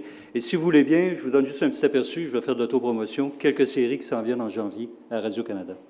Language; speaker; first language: French; native; French